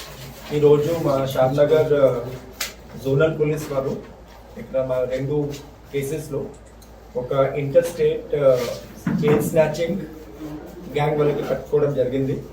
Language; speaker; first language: Telugu; non-native, local second language; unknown